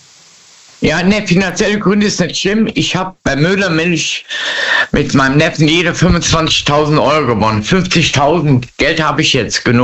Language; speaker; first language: German; native; German